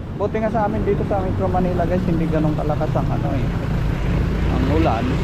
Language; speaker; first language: Filipino; non-native, local second language; Waray